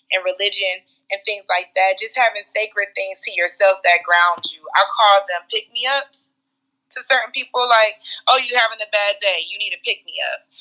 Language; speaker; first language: English; native; English